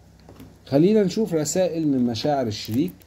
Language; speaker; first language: Arabic; native; Arabic